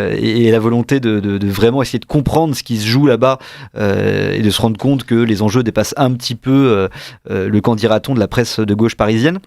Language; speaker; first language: French; native; French